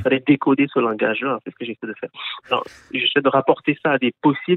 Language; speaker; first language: French; non-native, local second language; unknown